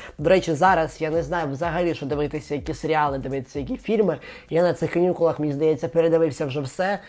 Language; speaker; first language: Ukrainian; native; Ukrainian